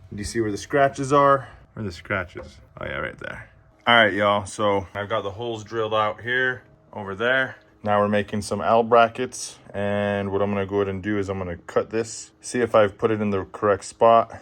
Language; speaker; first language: English; native; English